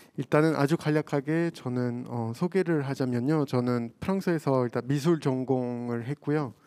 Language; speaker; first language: Korean; non-native, fluent; French